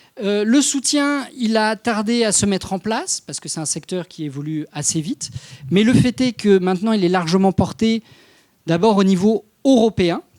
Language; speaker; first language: French; native; French